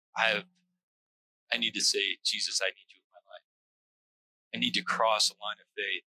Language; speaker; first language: English; native; English